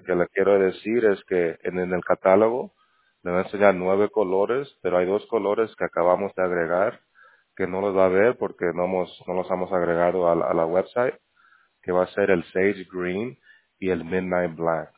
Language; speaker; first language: Spanish; native; Spanish